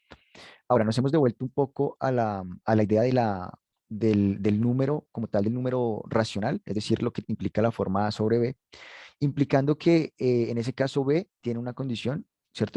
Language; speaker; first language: Spanish; native; Spanish